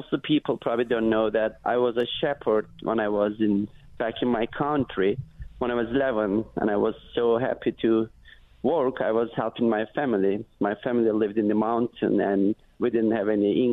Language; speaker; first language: English; non-native, fluent; Turkish